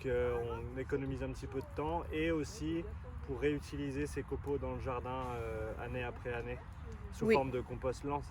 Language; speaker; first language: French; native; French